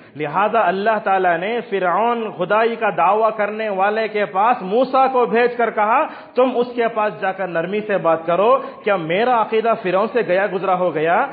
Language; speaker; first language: Urdu; native; Urdu